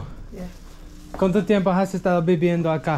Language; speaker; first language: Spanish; non-native, learner; English